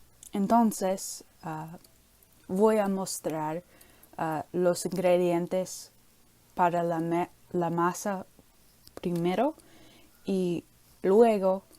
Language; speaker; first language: Spanish; non-native, learner; English